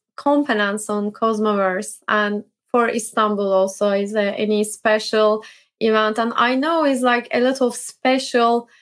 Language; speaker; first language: English; non-native, fluent; Turkish